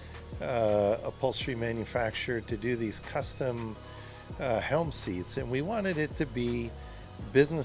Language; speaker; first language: English; native; English